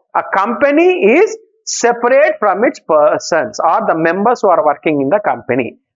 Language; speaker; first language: English; non-native, local second language; Telugu